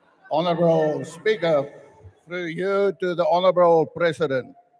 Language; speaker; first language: English; non-native, local second language; Afrikaans